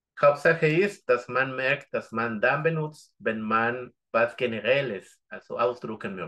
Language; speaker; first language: German; non-native, fluent; Spanish